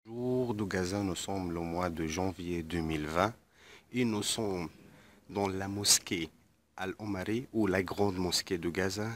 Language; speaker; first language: French; non-native, fluent; Arabic